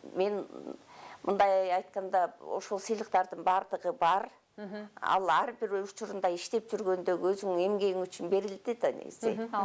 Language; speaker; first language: Kyrgyz; native; Kyrgyz